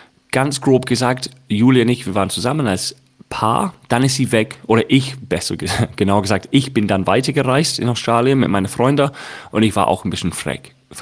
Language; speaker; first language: German; non-native, fluent; English